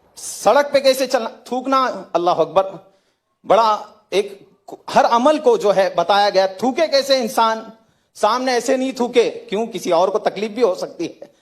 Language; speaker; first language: Hindi; native; Hindi